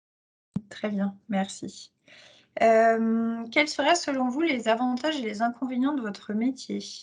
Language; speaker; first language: French; native; French